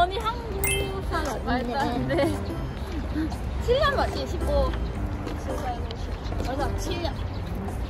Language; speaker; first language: Korean; non-native, fluent; Thai